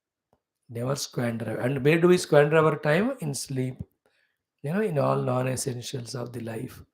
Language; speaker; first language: English; non-native, local second language; Hindi